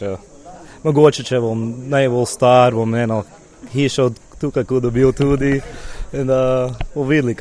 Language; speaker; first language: Slovenian; early bilingual, heritage; Slovenian